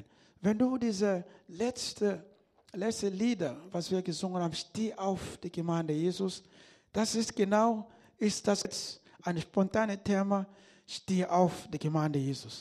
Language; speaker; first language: German; non-native, learner; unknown